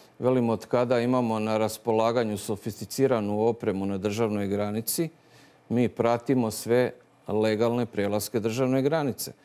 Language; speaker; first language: Croatian; native; Croatian